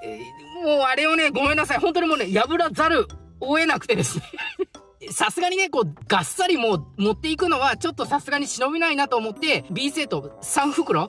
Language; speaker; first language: Japanese; native; Japanese